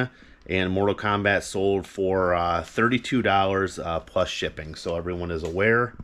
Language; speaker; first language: English; native; English